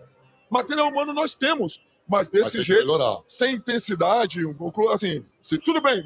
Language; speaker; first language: Portuguese; native; Portuguese